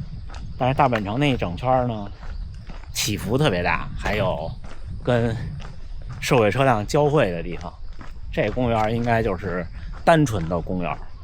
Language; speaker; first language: Chinese; native; Chinese